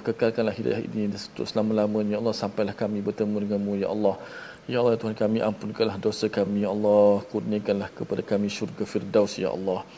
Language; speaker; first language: Malay; native; Malay